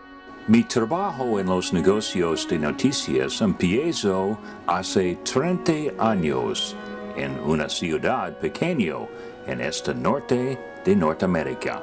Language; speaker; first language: Spanish; non-native, learner; English